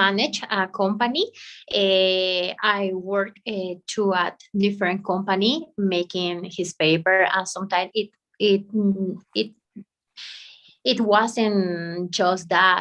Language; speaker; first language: English; non-native, learner; Spanish